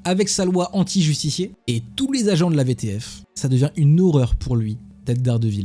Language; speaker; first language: French; native; French